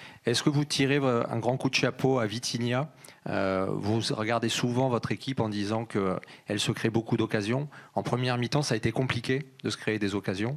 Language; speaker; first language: French; native; French